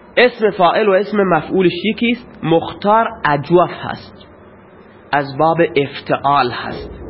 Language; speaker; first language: Persian; non-native, local second language; Baluchi